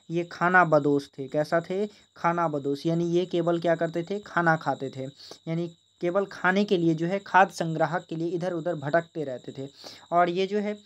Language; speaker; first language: Hindi; native; Hindi